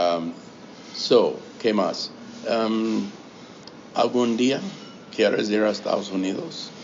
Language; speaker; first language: Spanish; non-native, fluent; English